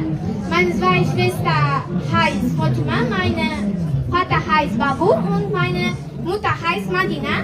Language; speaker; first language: German; non-native, learner; Uzbek